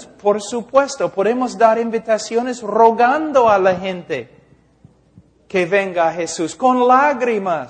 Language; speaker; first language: Spanish; non-native, fluent; English